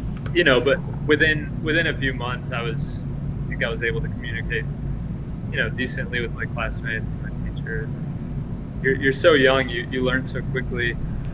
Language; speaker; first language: English; early bilingual, other home language; Spanish